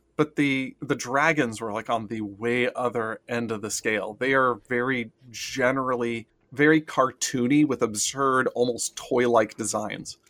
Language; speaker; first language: English; native; English